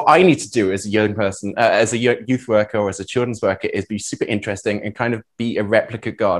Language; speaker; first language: English; native; English